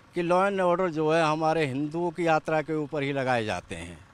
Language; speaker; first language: Hindi; native; Hindi